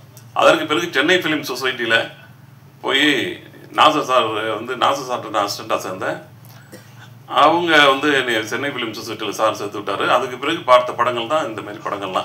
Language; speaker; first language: Tamil; native; Tamil